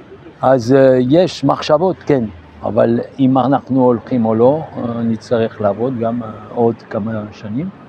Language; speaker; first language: Hebrew; non-native, fluent; French